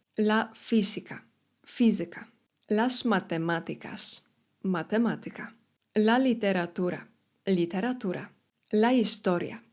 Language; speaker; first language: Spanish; non-native, fluent; Polish